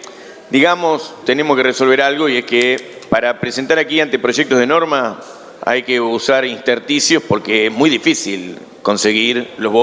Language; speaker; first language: Spanish; native; Spanish